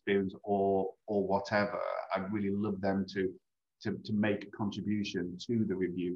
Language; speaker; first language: English; native; English